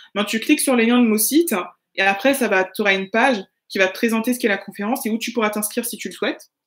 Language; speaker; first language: French; native; French